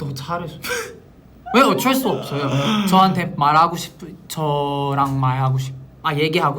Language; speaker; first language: Korean; non-native, local second language; Filipino